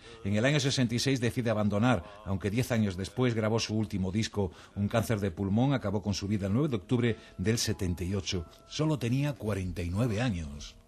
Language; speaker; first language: Spanish; native; Spanish